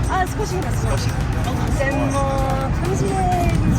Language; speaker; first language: Japanese; non-native, learner; English